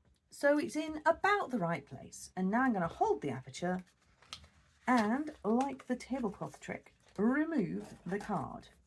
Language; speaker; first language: English; native; English